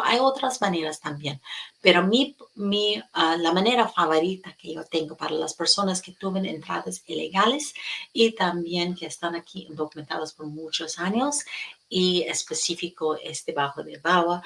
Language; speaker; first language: Spanish; non-native, fluent; English